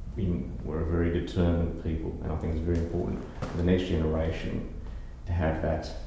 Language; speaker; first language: English; early bilingual, other home language; Russian